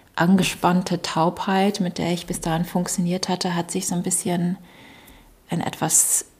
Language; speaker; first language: German; early bilingual, other home language; English